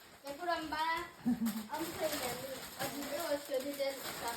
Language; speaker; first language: Danish; early bilingual, other home language; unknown